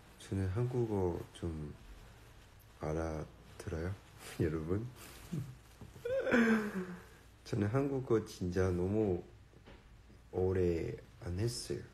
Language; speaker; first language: Korean; non-native, learner; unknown